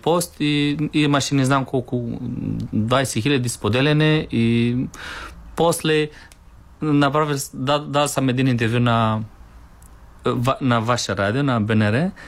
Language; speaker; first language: Bulgarian; non-native, learner; Romanian